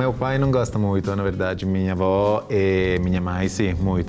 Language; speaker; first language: Portuguese; non-native, fluent; Italian